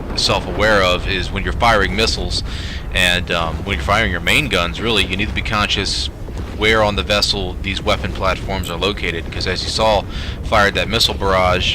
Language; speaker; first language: English; native; English